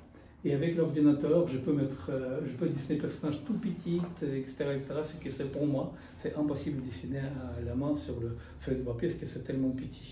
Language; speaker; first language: French; non-native, fluent; Russian